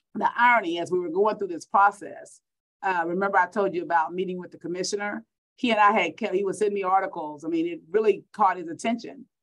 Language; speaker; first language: English; native; English